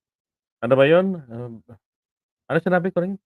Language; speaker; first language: Filipino; native; Filipino